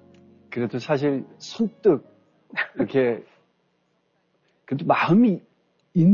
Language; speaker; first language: Korean; native; Korean